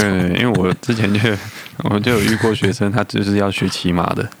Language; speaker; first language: Chinese; native; Chinese